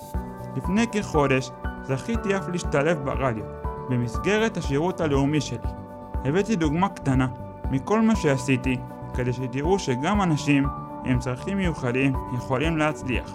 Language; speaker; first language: Hebrew; native; Hebrew